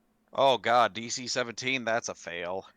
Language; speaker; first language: English; native; English